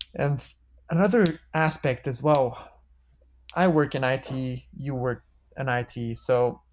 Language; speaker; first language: English; non-native, fluent; Bulgarian